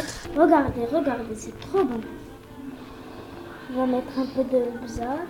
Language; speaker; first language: French; non-native, learner; Arabic